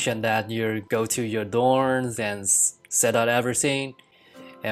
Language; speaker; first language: English; non-native, fluent; Chinese